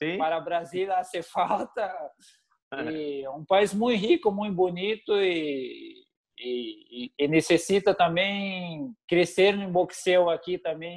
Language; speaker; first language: Spanish; non-native, learner; Portuguese